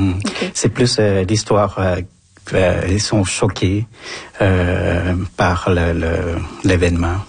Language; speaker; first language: French; non-native, fluent; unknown